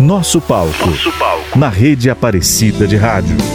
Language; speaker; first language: Portuguese; native; Portuguese